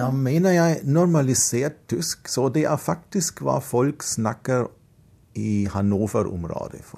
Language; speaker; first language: Norwegian; non-native, fluent; German